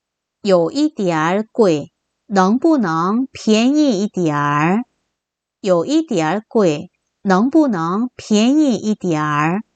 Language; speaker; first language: Chinese; non-native, fluent; Korean